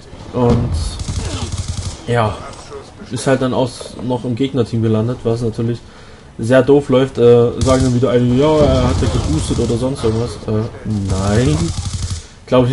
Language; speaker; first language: German; native; German